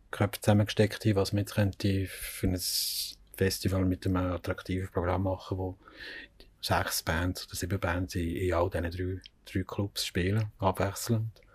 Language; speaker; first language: German; native; German